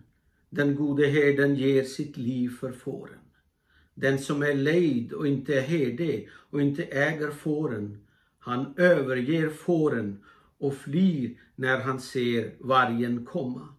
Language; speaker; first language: Swedish; non-native, fluent; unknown